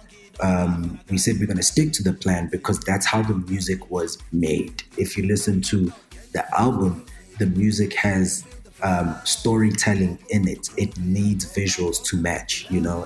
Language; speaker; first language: English; non-native, local second language; Zulu